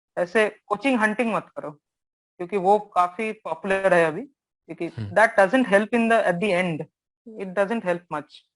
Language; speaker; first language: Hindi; non-native, local second language; Bangla